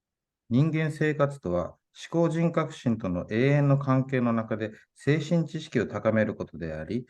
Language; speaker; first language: Japanese; native; Japanese